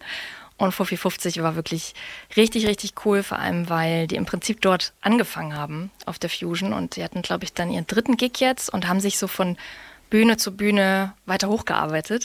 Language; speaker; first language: German; native; German